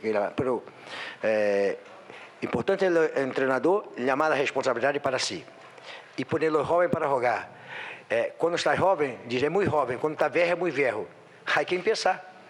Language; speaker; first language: Portuguese; non-native, learner; Spanish